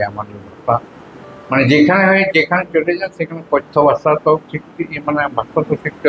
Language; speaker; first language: Bangla; non-native, local second language; Santali